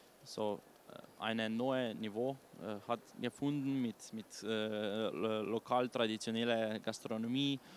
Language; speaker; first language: German; non-native, learner; Slovenian